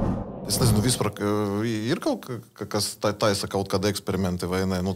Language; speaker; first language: Latvian; non-native, learner; Russian